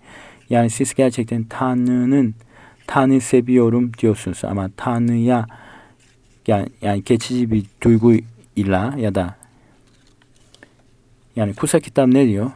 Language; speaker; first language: Turkish; non-native, learner; Korean